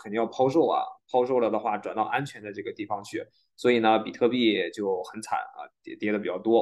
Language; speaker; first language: Chinese; native; Chinese